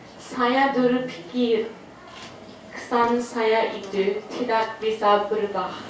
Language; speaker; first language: Indonesian; non-native, learner; Japanese